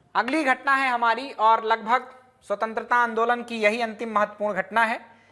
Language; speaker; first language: Hindi; native; Hindi